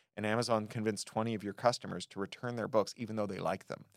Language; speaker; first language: English; native; English